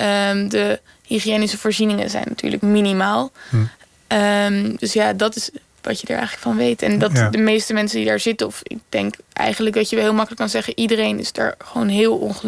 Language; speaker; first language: Dutch; native; Dutch